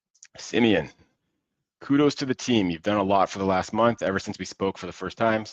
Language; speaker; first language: English; native; English